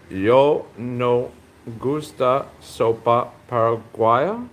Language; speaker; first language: Spanish; non-native, learner; English